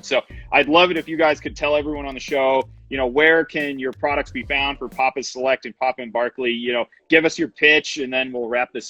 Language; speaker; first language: English; native; English